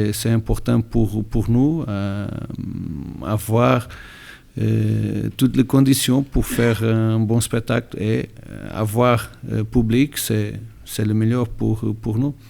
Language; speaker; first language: French; non-native, learner; Portuguese